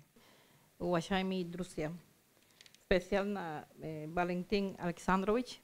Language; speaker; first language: Russian; non-native, learner; Spanish